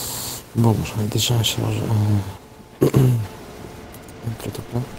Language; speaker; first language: French; native; French